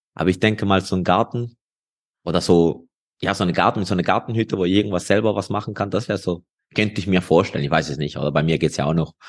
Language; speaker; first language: German; non-native, fluent; Spanish